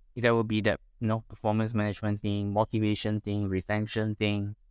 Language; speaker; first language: English; non-native, local second language; Min Nan Chinese